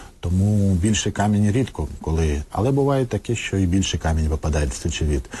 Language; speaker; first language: Ukrainian; native; Ukrainian